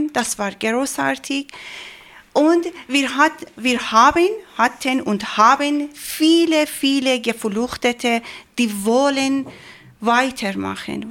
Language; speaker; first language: German; non-native, learner; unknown